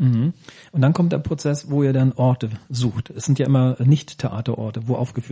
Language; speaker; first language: German; native; German